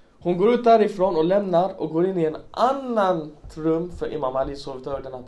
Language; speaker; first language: Swedish; early bilingual, other home language; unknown